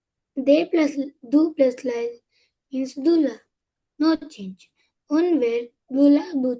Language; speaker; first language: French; non-native, learner; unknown